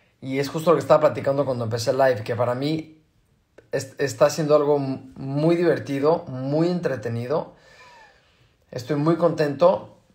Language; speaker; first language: Spanish; native; Spanish